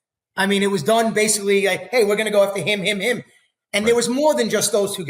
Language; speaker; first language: English; native; English